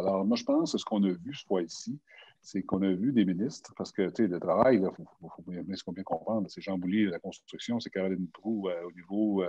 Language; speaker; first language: French; native; French